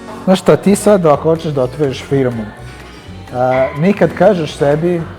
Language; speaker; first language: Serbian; early bilingual, heritage; Serbian